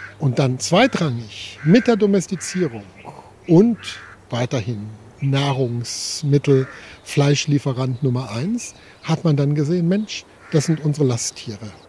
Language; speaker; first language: German; native; German